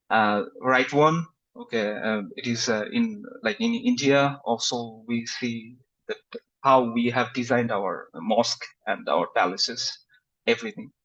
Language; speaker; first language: English; non-native, fluent; Bangla